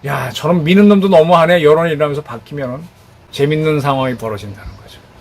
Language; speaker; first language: Korean; native; Korean